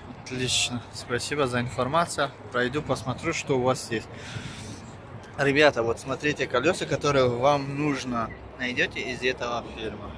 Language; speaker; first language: Russian; non-native, learner; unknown